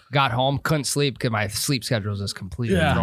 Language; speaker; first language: English; native; English